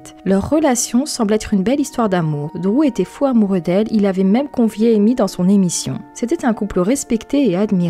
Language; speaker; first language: French; native; French